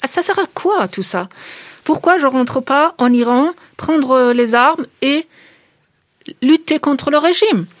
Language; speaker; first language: French; non-native, fluent; Persian